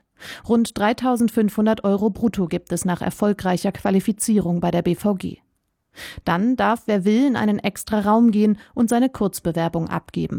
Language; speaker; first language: German; native; German